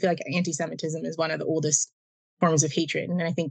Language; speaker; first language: English; native; English